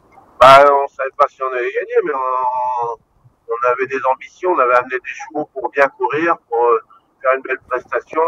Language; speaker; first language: French; native; French